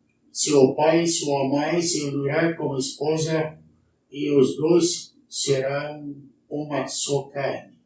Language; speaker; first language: Portuguese; non-native, learner; Arabic